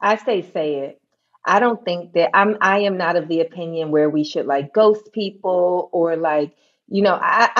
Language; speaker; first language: English; native; English